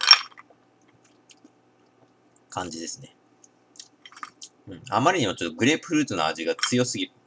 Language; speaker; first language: Japanese; native; Japanese